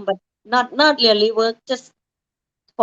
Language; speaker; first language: English; non-native, learner; Thai